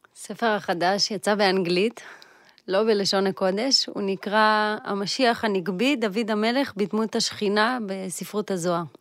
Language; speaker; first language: Hebrew; early bilingual, other home language; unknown